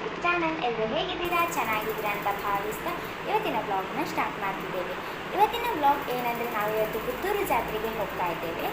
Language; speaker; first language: Kannada; native; Kannada